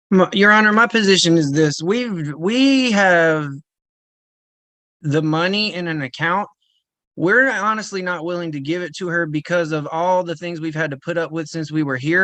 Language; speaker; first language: English; native; English